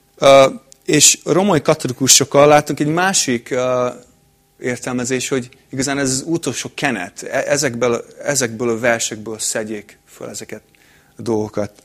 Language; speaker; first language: Hungarian; non-native, fluent; English